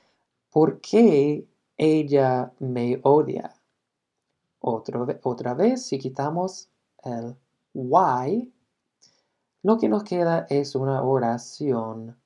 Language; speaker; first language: Spanish; non-native, fluent; English